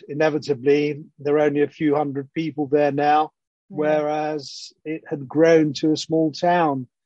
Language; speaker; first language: English; early bilingual, other home language; Greek